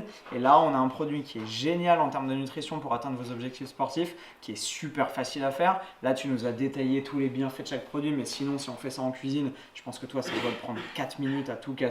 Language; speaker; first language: French; native; French